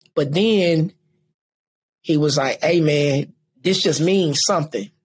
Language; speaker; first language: English; native; English